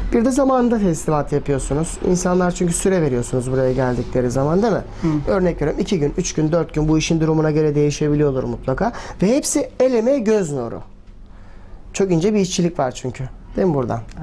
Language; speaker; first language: Turkish; native; Turkish